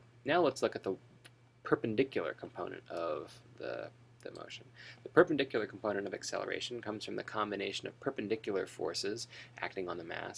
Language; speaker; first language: English; native; English